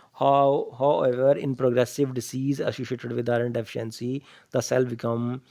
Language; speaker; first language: English; non-native, local second language; Punjabi